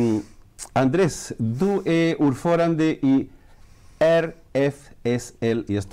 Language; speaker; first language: Swedish; non-native, fluent; Spanish